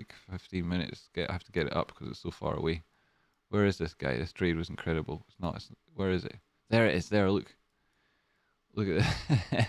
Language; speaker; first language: English; native; English